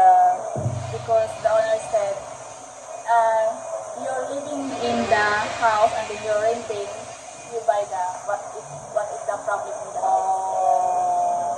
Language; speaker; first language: English; non-native, learner; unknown